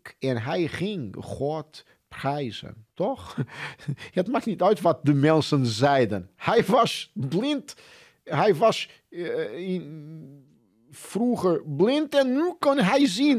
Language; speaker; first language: Dutch; non-native, fluent; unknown